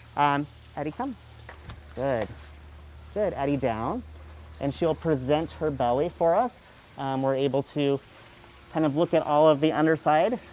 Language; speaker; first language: English; native; English